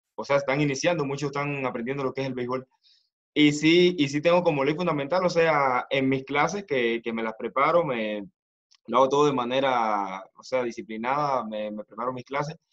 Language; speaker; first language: Spanish; native; Spanish